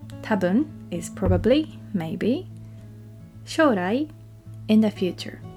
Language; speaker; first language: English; non-native, fluent; Japanese